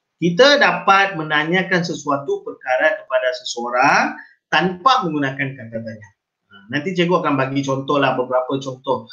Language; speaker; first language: Malay; non-native, local second language; Tamil